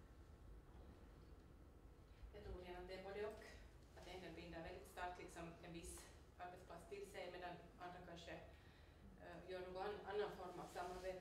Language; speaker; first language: Swedish; native; Swedish